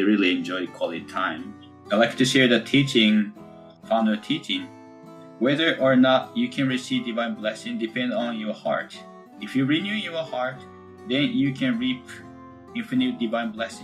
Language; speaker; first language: English; non-native, fluent; Japanese